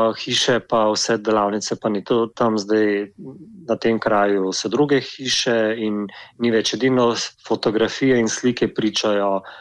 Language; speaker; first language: Slovenian; native; Slovenian